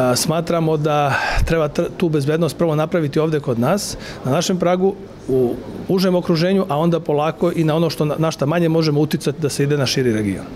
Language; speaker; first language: Serbian; native; Serbian